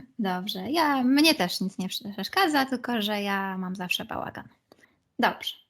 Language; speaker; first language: Polish; native; Polish